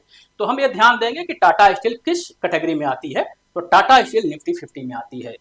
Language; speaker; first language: Hindi; native; Hindi